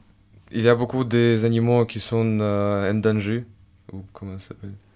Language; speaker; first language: French; non-native, fluent; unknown